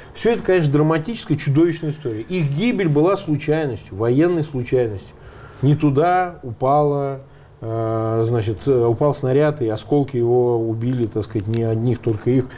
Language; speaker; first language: Russian; native; Russian